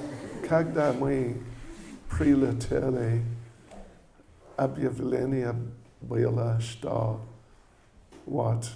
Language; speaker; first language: Russian; non-native, learner; English